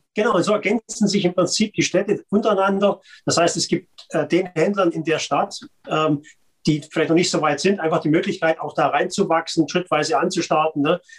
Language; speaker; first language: German; native; German